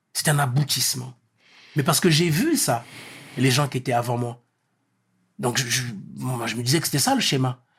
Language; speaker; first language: French; early bilingual, other home language; Lingala